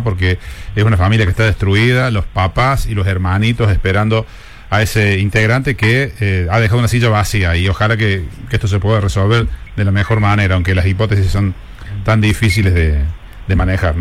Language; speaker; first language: Spanish; native; Spanish